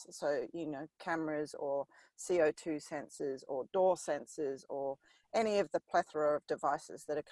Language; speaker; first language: English; native; English